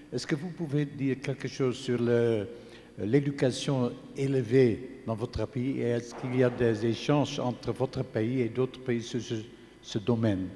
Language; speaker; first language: French; non-native, fluent; Dutch